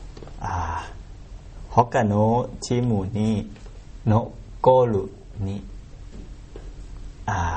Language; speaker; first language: Japanese; non-native, learner; Thai